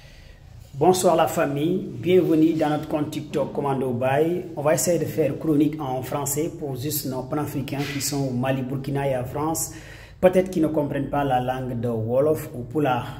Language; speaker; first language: French; non-native, local second language; Wolof